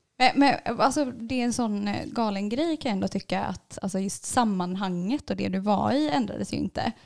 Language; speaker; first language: Swedish; native; Swedish